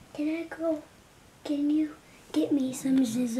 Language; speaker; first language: English; native; English